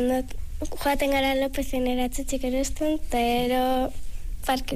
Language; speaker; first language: Basque; native; Basque